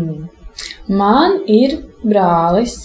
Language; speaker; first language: Latvian; non-native, local second language; Russian